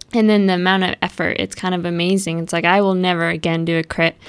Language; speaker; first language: English; early bilingual, other home language; Spanish